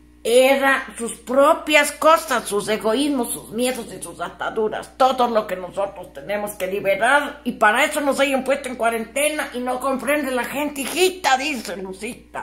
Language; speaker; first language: Spanish; native; Spanish